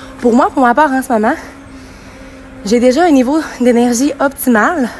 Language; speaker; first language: French; native; French